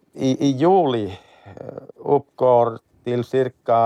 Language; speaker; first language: Swedish; non-native, learner; Finnish